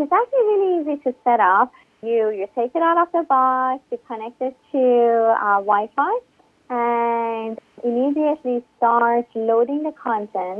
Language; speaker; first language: English; non-native, fluent; Persian